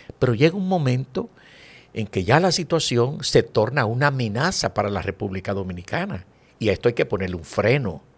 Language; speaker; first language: Spanish; native; Spanish